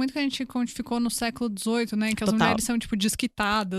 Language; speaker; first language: Portuguese; native; Portuguese